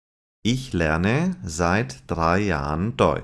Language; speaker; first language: German; non-native, fluent; English